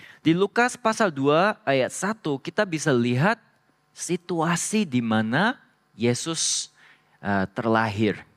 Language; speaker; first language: Indonesian; non-native, fluent; Korean